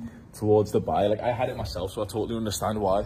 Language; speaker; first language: English; native; English